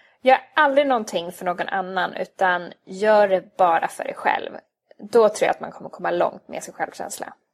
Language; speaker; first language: Swedish; early bilingual, other home language; Hungarian